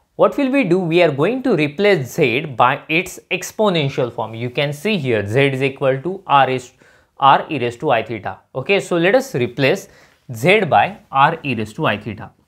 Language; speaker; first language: English; non-native, local second language; Marathi